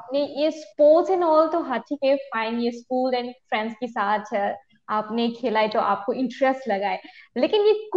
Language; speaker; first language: Hindi; non-native, local second language; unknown